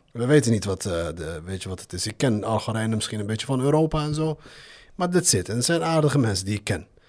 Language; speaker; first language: Dutch; early bilingual, other home language; Arabic